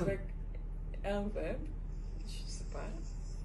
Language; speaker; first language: French; non-native, fluent; Igbo